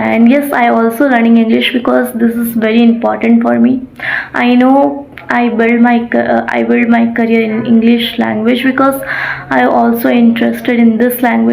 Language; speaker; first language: English; non-native, learner; Odia